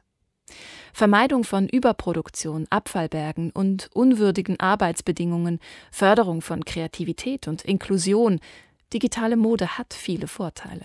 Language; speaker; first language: German; native; German